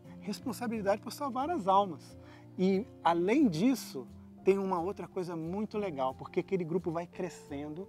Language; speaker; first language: Portuguese; native; Portuguese